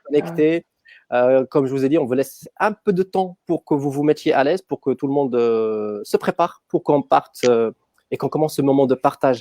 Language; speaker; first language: French; native; French